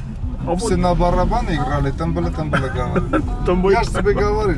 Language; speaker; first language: Russian; non-native, learner; Armenian